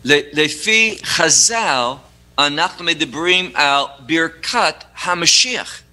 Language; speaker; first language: Hebrew; non-native, fluent; English